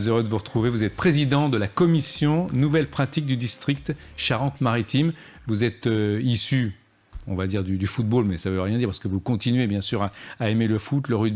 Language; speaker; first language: French; native; French